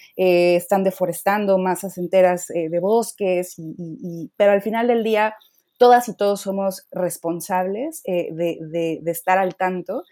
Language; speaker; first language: Spanish; native; Spanish